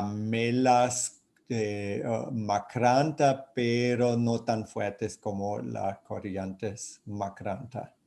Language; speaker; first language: Spanish; non-native, fluent; German